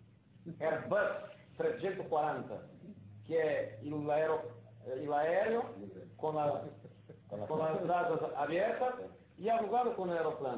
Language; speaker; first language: Italian; non-native, fluent; Portuguese